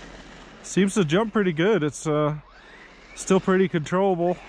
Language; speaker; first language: English; native; English